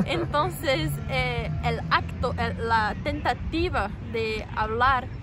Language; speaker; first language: Spanish; non-native, learner; Portuguese